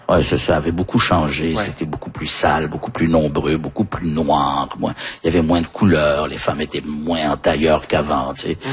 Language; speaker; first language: French; early bilingual, heritage; French